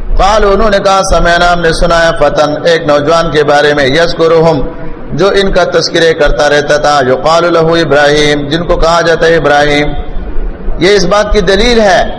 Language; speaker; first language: Urdu; non-native, local second language; Pashto